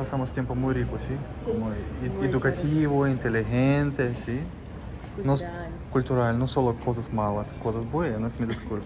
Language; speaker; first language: Spanish; non-native, learner; Russian